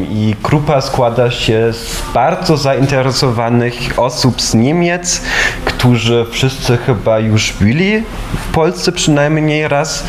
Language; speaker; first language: Polish; non-native, fluent; German